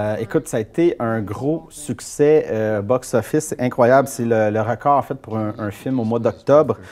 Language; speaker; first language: French; native; French